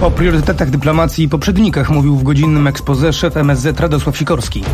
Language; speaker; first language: Polish; native; Polish